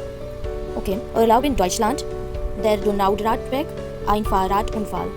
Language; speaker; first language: German; non-native, fluent; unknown